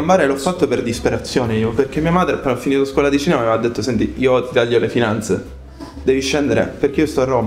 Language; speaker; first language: Italian; native; Italian